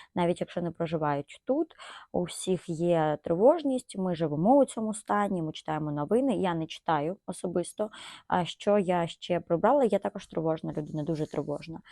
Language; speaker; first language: Ukrainian; non-native, local second language; Russian